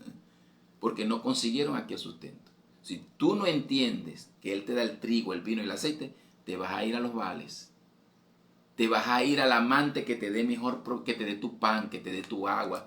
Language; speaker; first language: Spanish; native; Spanish